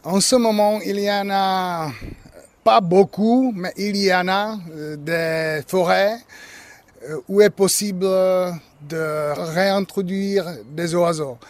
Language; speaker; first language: French; non-native, learner; Czech